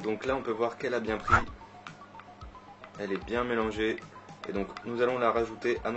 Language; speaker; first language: French; native; French